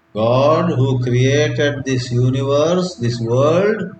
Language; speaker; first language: English; non-native, local second language; Kannada